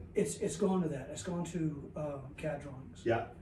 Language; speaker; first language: English; native; English